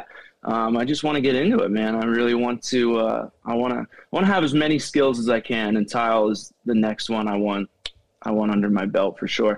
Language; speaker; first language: English; native; English